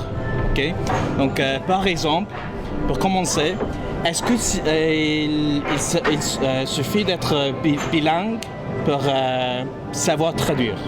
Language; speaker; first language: French; non-native, fluent; English